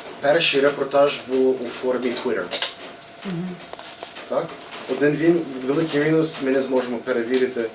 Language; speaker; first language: Ukrainian; early bilingual, heritage; English